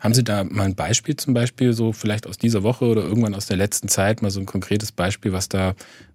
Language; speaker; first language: German; native; German